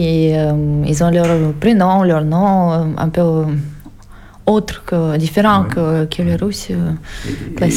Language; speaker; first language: French; non-native, fluent; Russian